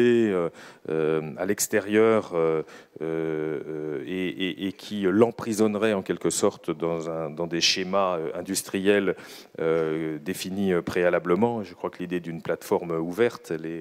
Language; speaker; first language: French; native; French